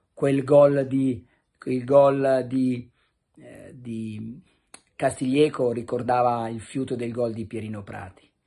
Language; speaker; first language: Italian; native; Italian